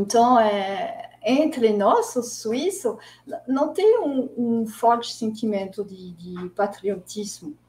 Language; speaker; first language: Portuguese; non-native, fluent; French